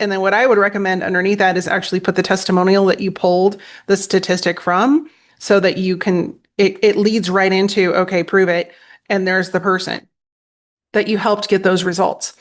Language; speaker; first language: English; native; English